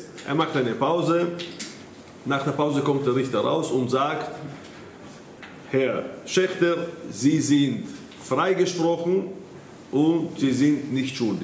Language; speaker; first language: German; non-native, fluent; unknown